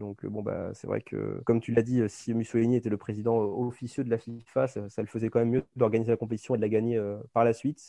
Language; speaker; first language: French; native; French